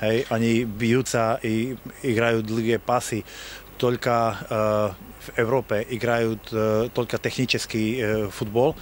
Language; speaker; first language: Russian; non-native, learner; Slovak